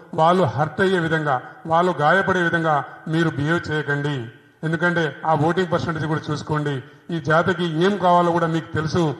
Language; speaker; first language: Telugu; non-native, local second language; Lambadi